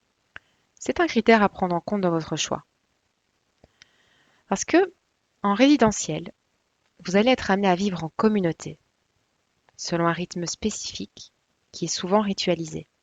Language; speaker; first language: French; native; French